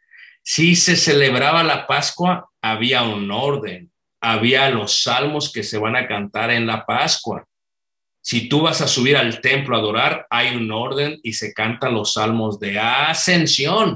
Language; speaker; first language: Spanish; native; Spanish